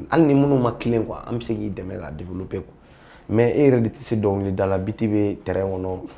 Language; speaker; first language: French; non-native, local second language; Tamasheq